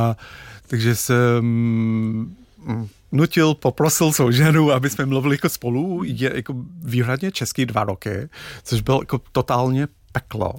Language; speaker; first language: Czech; non-native, fluent; English